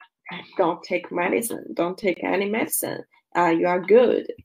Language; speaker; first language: English; non-native, learner; Chinese